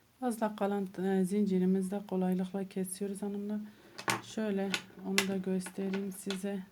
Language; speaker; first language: Turkish; native; Turkish